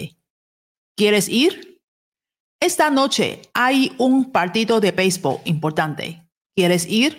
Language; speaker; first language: Spanish; non-native, fluent; Chinese